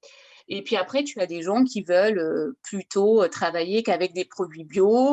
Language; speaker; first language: French; native; French